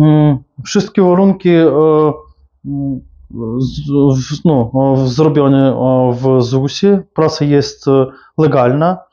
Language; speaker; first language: Polish; non-native, learner; Ukrainian